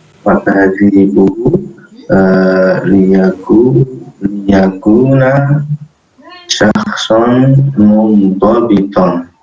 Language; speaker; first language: Arabic; non-native, learner; Indonesian